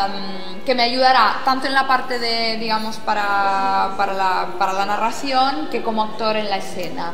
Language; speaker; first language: Spanish; non-native, fluent; Italian